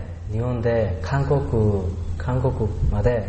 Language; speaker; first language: Japanese; non-native, learner; Korean